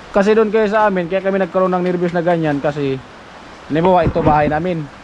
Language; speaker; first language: Filipino; non-native, local second language; Masbatenyo